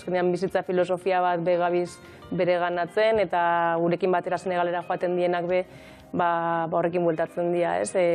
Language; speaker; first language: Basque; native; Basque